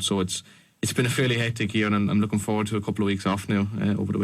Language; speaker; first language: English; native; English